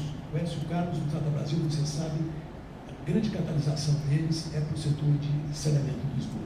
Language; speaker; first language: Portuguese; native; Portuguese